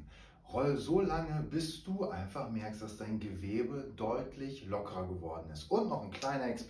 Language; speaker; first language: German; native; German